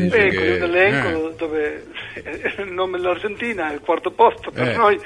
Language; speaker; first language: Italian; non-native, learner; Spanish